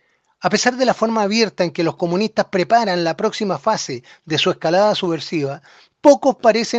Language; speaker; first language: Spanish; native; Spanish